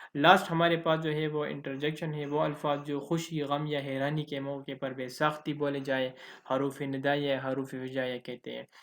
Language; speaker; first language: Urdu; non-native, local second language; Pashto